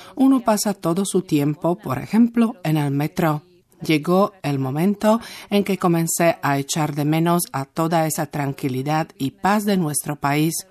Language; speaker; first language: Spanish; non-native, fluent; Slovak